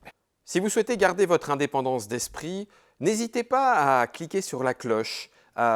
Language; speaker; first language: French; native; French